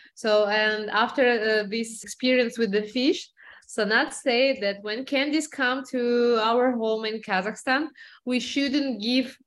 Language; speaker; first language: English; non-native, fluent; Russian